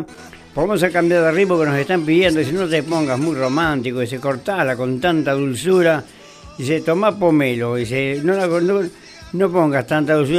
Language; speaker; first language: Spanish; native; Spanish